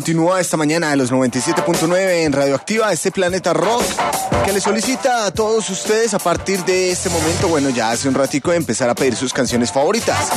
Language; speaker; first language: Spanish; native; Spanish